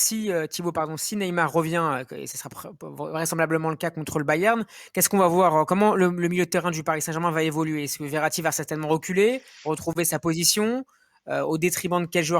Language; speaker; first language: French; native; French